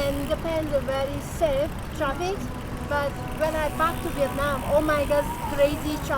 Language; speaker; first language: English; non-native, learner; Vietnamese